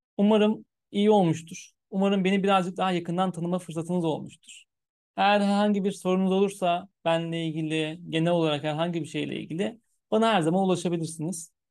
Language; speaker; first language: Turkish; early bilingual, heritage; Turkish